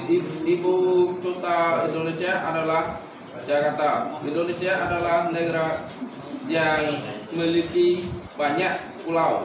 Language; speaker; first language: Indonesian; non-native, learner; Khmer